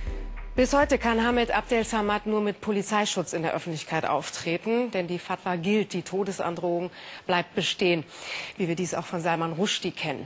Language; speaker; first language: German; native; German